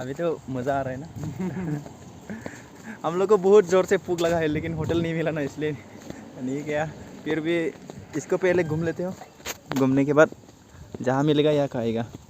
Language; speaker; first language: Hindi; non-native, local second language; Assamese